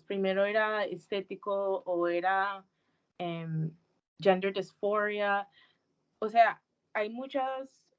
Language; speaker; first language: Spanish; early bilingual, heritage; English